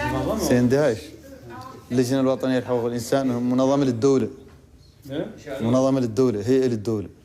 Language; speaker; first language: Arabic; native; Arabic